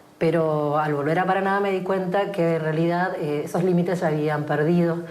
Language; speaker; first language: Spanish; native; Spanish